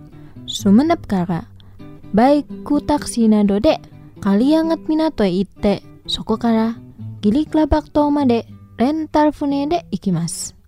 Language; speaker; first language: Japanese; non-native, fluent; Indonesian